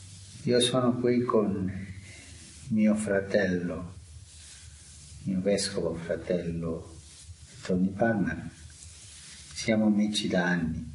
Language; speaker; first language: Italian; non-native, fluent; Spanish